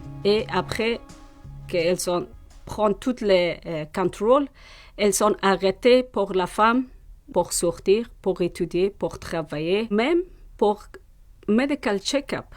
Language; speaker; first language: French; non-native, learner; Persian